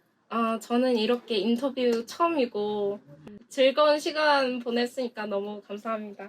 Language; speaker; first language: Korean; non-native, fluent; Vietnamese